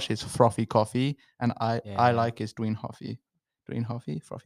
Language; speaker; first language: English; native; English